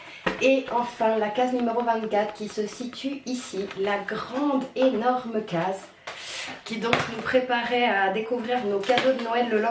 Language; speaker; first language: French; native; French